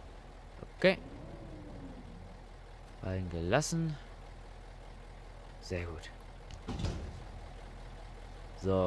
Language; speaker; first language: German; native; German